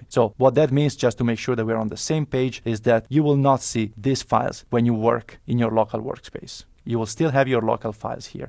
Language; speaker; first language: English; non-native, fluent; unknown